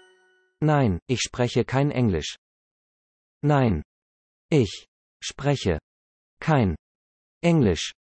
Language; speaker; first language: German; non-native, learner; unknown